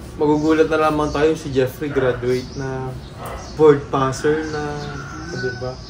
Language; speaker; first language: Filipino; native; Filipino